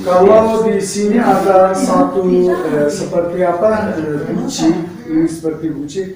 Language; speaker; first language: Indonesian; non-native, fluent; Turkish